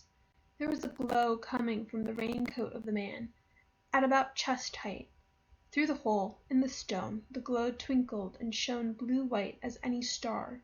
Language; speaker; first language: English; native; English